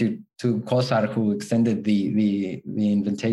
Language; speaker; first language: English; non-native, fluent; Spanish